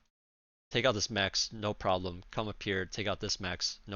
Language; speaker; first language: English; native; English